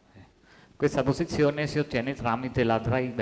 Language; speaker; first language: Italian; native; Italian